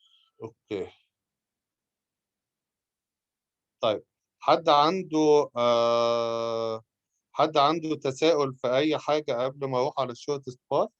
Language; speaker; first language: Arabic; native; Arabic